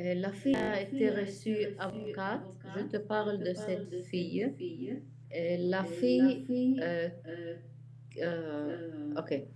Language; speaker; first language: French; non-native, fluent; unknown